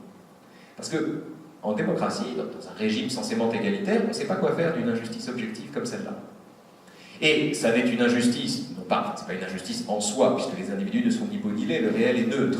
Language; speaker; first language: French; native; French